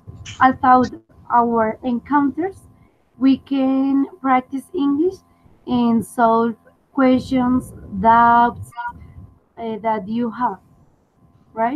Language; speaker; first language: English; non-native, fluent; Spanish